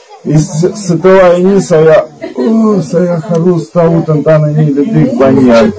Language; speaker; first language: Indonesian; non-native, learner; Russian